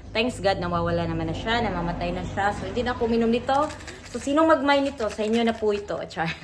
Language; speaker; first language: Filipino; non-native, local second language; Cebuano